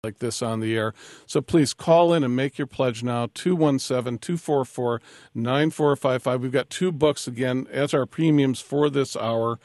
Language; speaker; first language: English; native; English